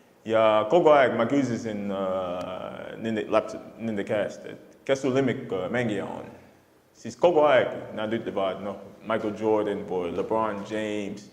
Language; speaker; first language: Estonian; non-native, fluent; English